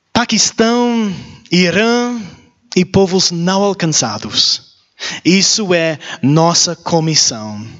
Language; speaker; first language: Portuguese; non-native, learner; English